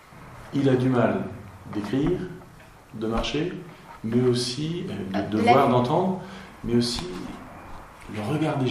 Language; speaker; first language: French; native; French